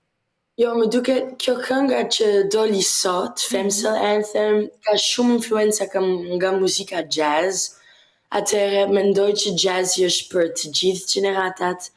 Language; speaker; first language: Albanian; early bilingual, heritage; Albanian